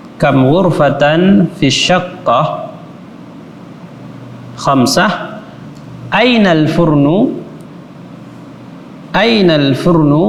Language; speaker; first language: Arabic; non-native, fluent; Indonesian